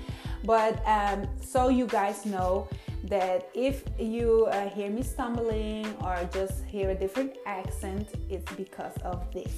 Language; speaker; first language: English; non-native, fluent; Dutch